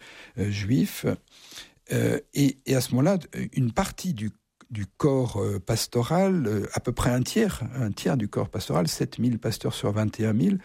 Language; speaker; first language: French; native; French